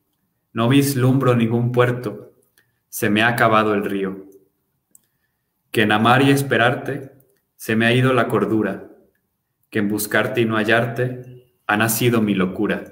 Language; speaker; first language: Spanish; native; Spanish